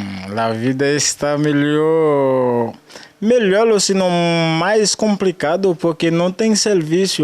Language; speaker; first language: Portuguese; non-native, learner; Haitian Creole